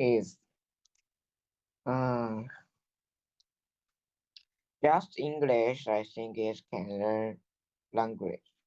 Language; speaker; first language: English; non-native, learner; Chinese